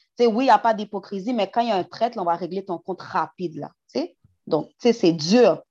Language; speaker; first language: French; early bilingual, heritage; French